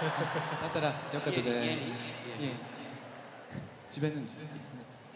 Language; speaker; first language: Japanese; non-native, fluent; Korean